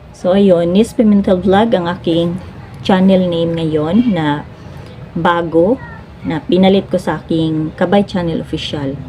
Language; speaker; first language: Filipino; non-native, local second language; Cebuano